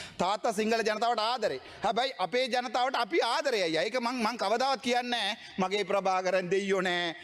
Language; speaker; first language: Sinhala; non-native, local second language; Tamil